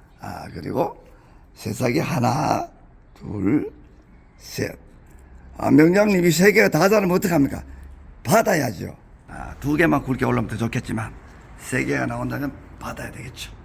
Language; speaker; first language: Korean; native; Korean